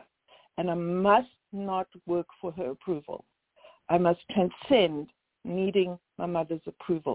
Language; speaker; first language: English; native; English